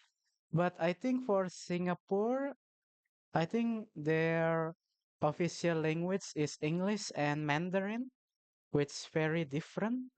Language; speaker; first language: English; non-native, learner; Indonesian